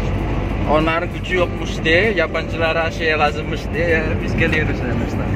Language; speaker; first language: Turkish; non-native, fluent; Indonesian